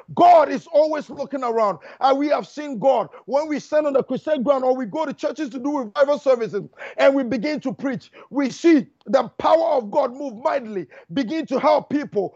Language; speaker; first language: English; non-native, local second language; Akan